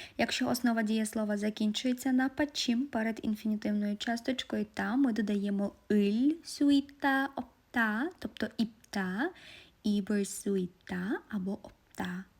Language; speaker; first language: Ukrainian; native; Ukrainian